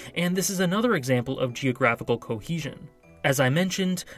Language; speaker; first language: English; native; English